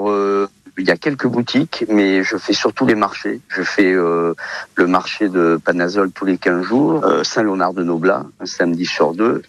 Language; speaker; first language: French; early bilingual, other home language; Portuguese